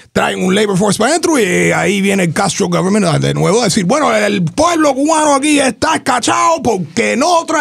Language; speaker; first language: Spanish; native; Spanish